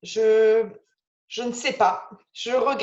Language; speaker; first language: French; native; French